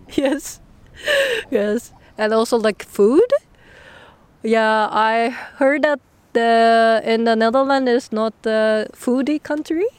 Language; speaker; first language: English; non-native, learner; Japanese